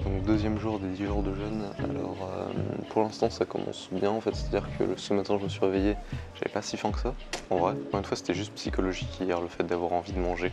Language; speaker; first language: French; native; French